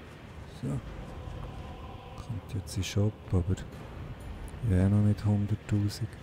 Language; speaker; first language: German; native; German